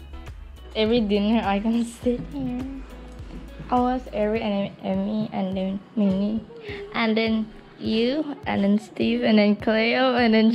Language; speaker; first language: English; non-native, learner; Thai